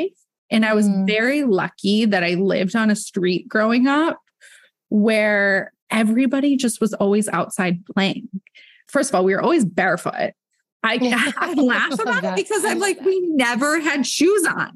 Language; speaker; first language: English; native; English